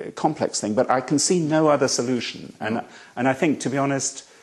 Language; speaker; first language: English; native; English